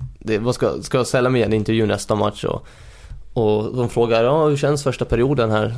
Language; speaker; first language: Swedish; early bilingual, other home language; Hungarian